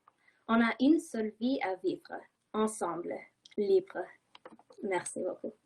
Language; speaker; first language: French; non-native, local second language; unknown